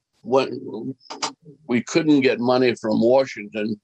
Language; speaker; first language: English; native; English